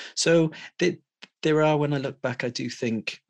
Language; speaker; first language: English; native; English